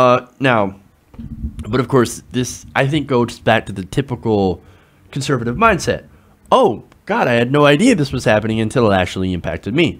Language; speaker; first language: English; native; English